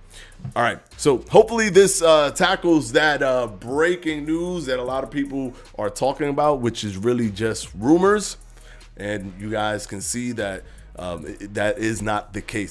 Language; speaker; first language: English; native; English